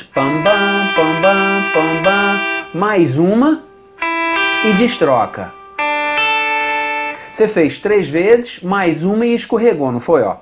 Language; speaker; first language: Portuguese; native; Portuguese